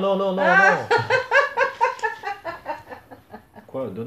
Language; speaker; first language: French; native; French